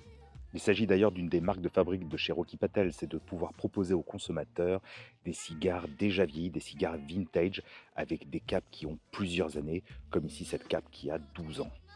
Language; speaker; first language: French; native; French